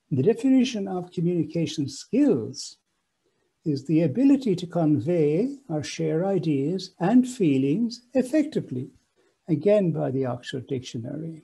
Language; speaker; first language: English; native; English